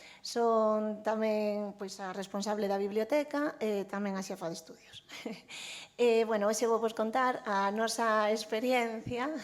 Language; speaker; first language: Galician; non-native, local second language; Spanish